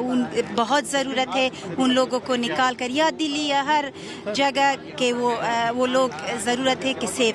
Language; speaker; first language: Hindi; non-native, fluent; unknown